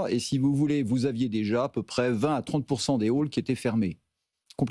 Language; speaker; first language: French; native; French